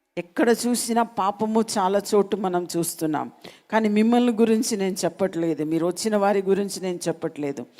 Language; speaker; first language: Telugu; non-native, local second language; Malayalam